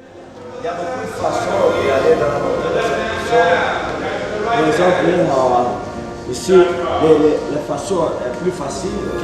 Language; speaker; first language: French; non-native, learner; Portuguese